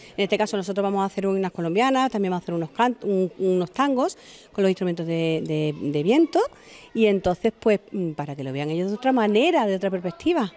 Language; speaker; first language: Spanish; native; Spanish